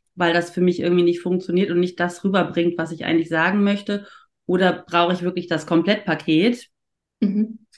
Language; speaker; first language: German; native; German